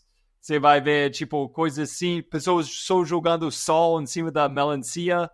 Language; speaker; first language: Portuguese; non-native, fluent; English